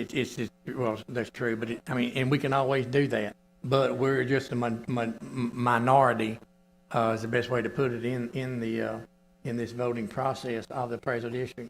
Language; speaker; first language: English; native; English